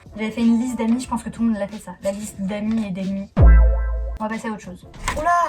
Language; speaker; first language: French; native; French